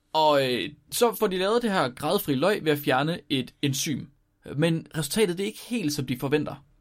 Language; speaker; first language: Danish; native; Danish